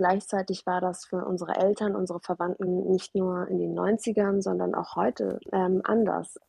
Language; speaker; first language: German; early bilingual, other home language; Persian